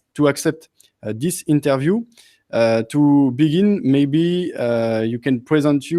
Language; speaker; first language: English; non-native, learner; French